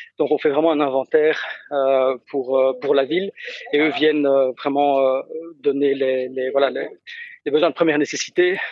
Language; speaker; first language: French; native; French